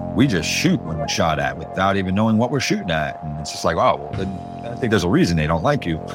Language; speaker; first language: English; early bilingual, other home language; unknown